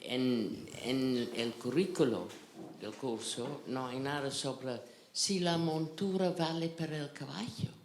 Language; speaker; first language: Spanish; non-native, fluent; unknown